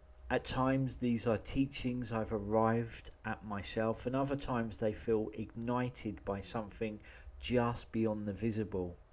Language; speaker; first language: English; native; English